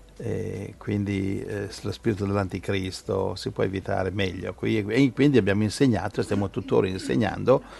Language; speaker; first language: Italian; native; Italian